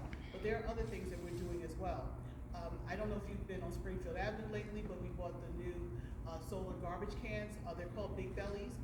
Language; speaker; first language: English; native; English